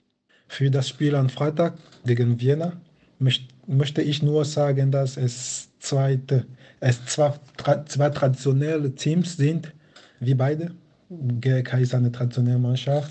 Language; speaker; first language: German; non-native, fluent; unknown